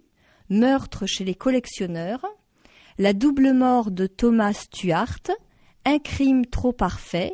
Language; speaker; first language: French; native; French